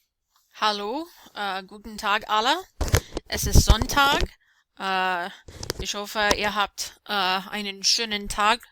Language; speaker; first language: German; non-native, fluent; English